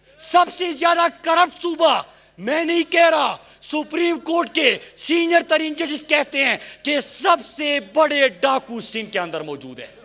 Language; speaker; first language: Urdu; non-native, local second language; Pashto